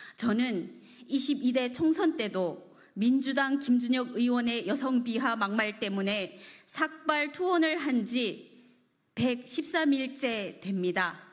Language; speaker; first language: Korean; native; Korean